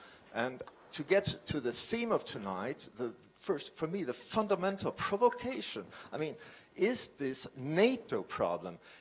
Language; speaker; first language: English; non-native, fluent; French